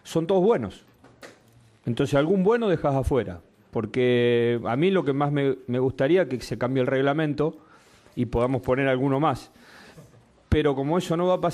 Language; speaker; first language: Spanish; native; Spanish